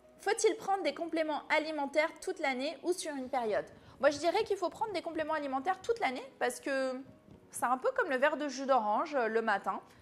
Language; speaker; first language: French; early bilingual, other home language; Arabic